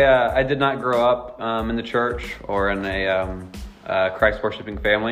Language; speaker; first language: English; native; English